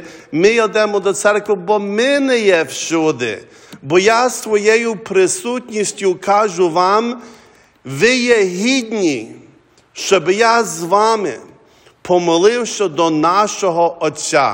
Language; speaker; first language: Ukrainian; early bilingual, heritage; Ukrainian